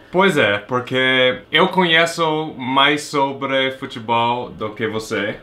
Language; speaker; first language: Portuguese; non-native, fluent; English